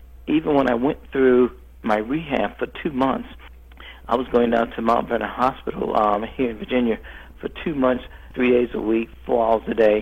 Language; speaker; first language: English; native; English